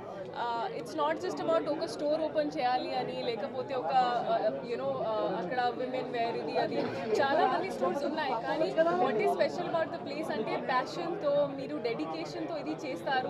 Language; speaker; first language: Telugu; non-native, fluent; Hindi